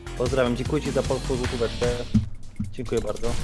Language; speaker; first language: Polish; native; Polish